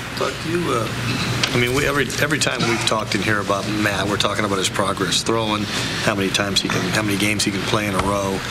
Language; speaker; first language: English; native; English